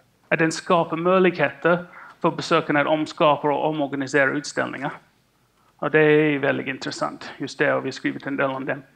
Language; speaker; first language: Swedish; non-native, fluent; English